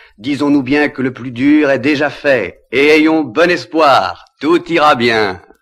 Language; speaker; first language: French; native; French